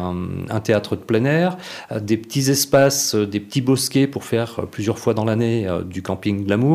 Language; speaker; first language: French; native; French